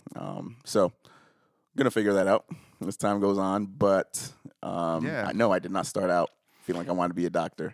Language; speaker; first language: English; early bilingual, other home language; Akan